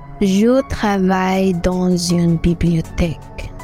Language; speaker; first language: French; non-native, learner; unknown